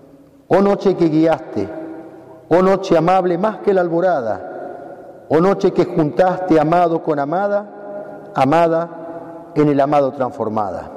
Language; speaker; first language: Spanish; native; Spanish